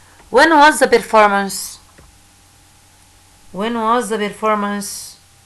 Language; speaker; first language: English; non-native, fluent; Arabic